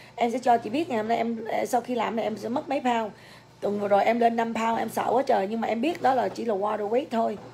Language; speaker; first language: Vietnamese; early bilingual, other home language; English